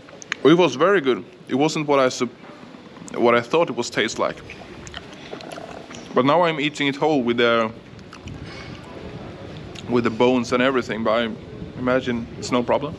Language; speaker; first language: English; non-native, fluent; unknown